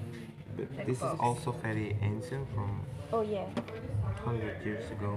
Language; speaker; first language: English; non-native, learner; Indonesian